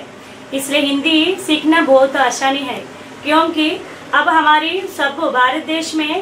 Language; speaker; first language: Hindi; non-native, local second language; Telugu